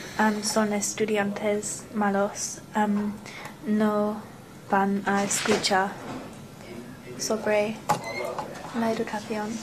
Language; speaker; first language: Spanish; non-native, learner; English